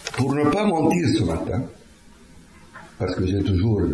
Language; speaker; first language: French; non-native, fluent; Arabic